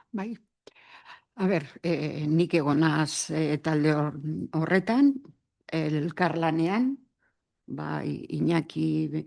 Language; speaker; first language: Basque; non-native, local second language; Spanish